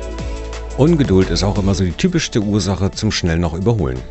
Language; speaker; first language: German; native; German